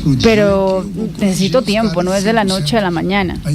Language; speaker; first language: Spanish; non-native, learner; Portuguese